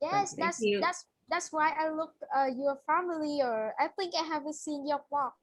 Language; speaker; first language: English; non-native, learner; Vietnamese